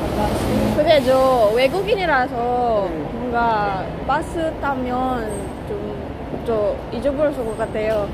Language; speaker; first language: Korean; non-native, learner; Filipino